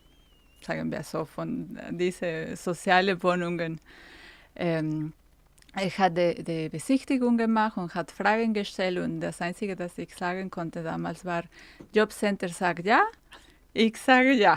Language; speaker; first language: German; non-native, fluent; Spanish